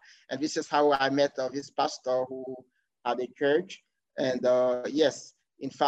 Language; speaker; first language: English; non-native, fluent; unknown